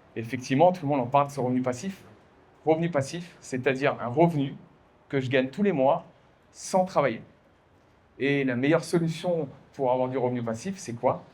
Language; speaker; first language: French; native; French